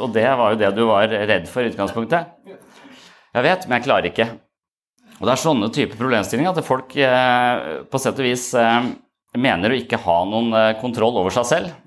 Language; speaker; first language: Norwegian; native; Norwegian